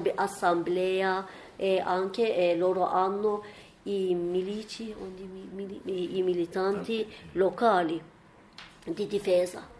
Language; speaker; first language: Italian; non-native, learner; Turkish